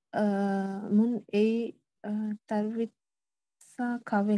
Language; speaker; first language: Finnish; non-native, learner; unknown